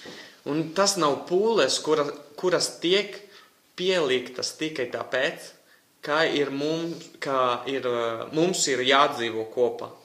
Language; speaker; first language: Latvian; non-native, fluent; Italian